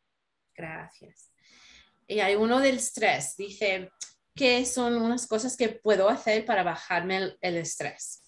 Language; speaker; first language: Spanish; non-native, learner; English